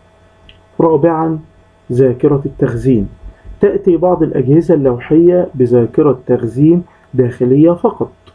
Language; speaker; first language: Arabic; native; Arabic